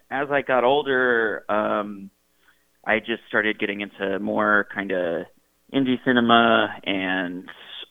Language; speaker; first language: English; native; English